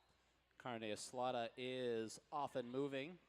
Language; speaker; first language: English; native; English